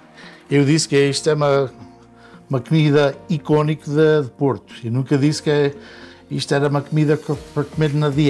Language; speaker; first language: Portuguese; early bilingual, heritage; Portuguese